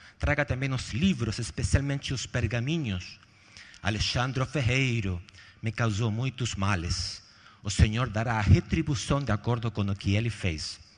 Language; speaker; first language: Portuguese; non-native, fluent; Spanish